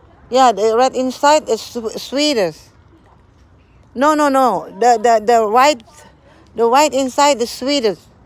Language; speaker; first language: English; non-native, learner; Indonesian